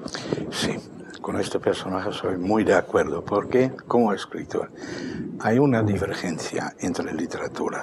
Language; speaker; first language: Spanish; non-native, fluent; Dutch